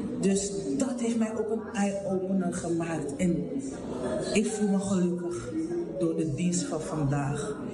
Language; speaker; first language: Dutch; non-native, fluent; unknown